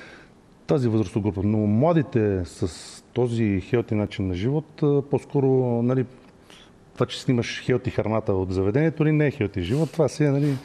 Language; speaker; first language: Bulgarian; native; Bulgarian